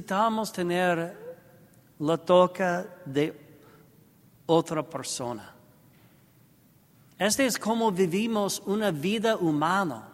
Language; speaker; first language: Spanish; non-native, learner; English